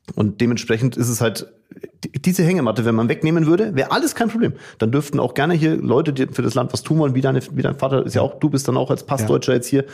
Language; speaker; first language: German; native; German